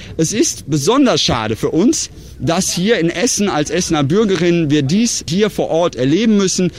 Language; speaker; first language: German; native; German